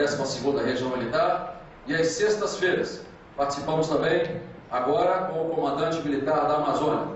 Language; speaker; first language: Portuguese; native; Portuguese